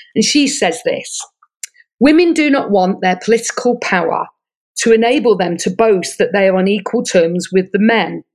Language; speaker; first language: English; native; English